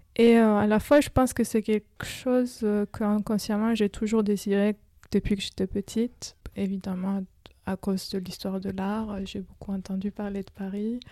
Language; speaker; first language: French; non-native, fluent; Georgian